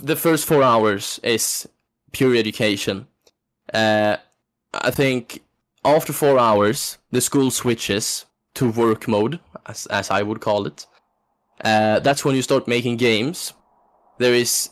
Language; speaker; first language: English; non-native, fluent; Swedish